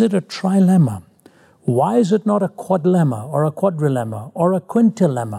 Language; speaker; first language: English; non-native, local second language; Hindi